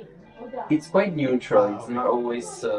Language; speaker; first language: English; non-native, fluent; Italian